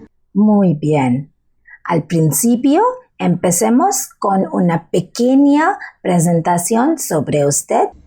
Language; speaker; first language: Spanish; non-native, learner; Bangla